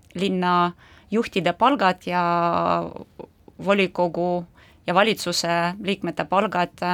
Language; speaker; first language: Estonian; non-native, local second language; Russian